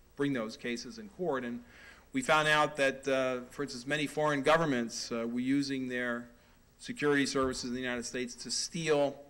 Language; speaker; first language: English; native; English